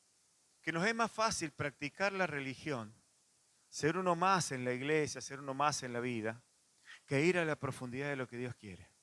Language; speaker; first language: Spanish; native; Spanish